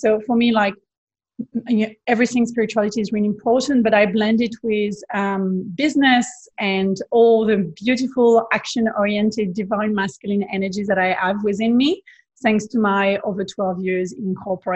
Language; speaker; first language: English; non-native, fluent; French